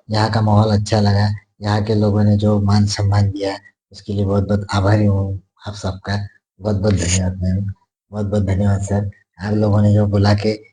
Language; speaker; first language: Hindi; non-native, local second language; Marathi